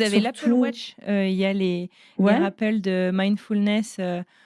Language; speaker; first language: French; native; French